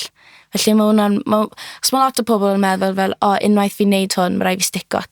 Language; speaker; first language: Welsh; native; Welsh